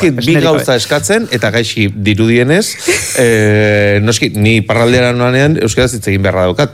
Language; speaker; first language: Basque; native; Basque